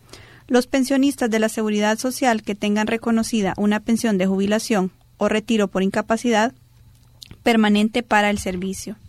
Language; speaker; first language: Spanish; native; Spanish